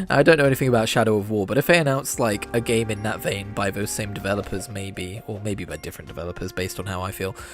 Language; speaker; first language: English; native; English